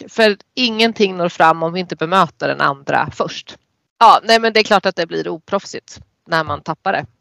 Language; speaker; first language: Swedish; native; Swedish